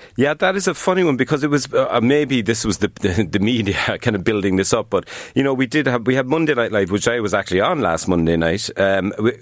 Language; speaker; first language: English; native; English